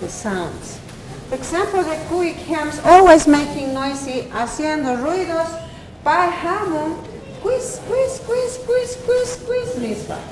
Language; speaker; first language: English; non-native, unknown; Quechua